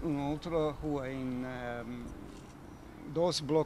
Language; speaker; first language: Portuguese; non-native, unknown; English